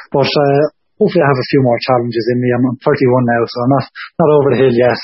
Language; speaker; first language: English; native; English